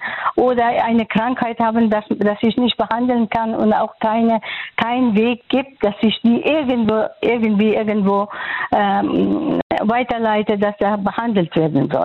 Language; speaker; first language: German; non-native, fluent; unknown